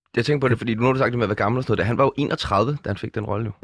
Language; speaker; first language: Danish; native; Danish